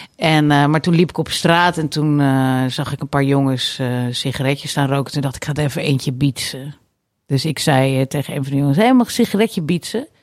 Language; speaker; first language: Dutch; native; Dutch